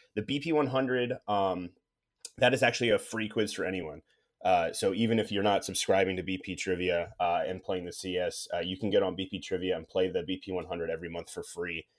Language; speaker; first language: English; native; English